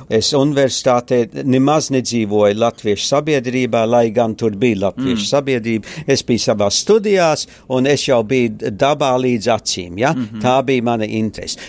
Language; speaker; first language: Latvian; early bilingual, heritage; Latvian